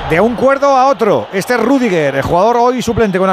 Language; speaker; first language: Spanish; native; Spanish